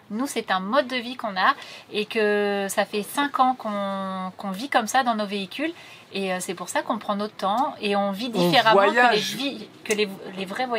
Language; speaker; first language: French; native; French